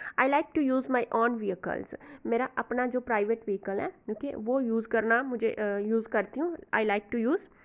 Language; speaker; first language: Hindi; non-native, local second language; Punjabi